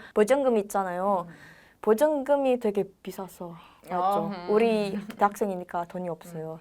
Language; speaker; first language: Korean; non-native, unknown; Indonesian